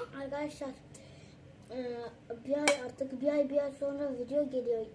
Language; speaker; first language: Turkish; early bilingual, other home language; Persian